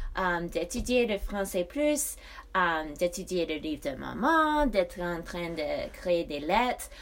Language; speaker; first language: French; non-native, learner; English